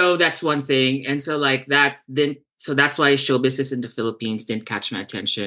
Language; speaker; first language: English; non-native, local second language; Cebuano